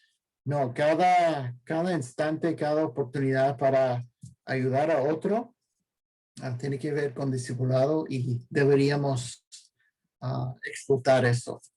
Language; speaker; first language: Spanish; non-native, fluent; English